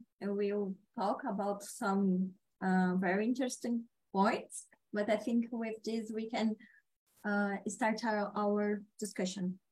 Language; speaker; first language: English; non-native, learner; Portuguese